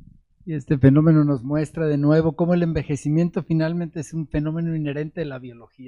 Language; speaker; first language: Spanish; native; Spanish